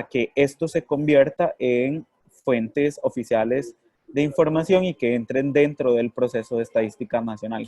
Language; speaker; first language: Spanish; native; Spanish